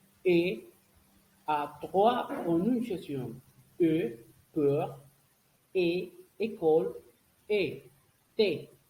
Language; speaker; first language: French; non-native, learner; Spanish